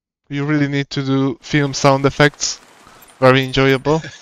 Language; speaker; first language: English; non-native, fluent; Hungarian